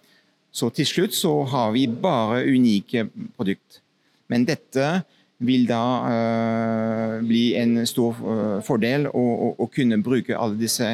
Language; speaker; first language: Norwegian; non-native, fluent; French